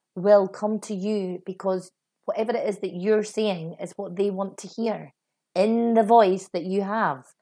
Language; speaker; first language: English; native; English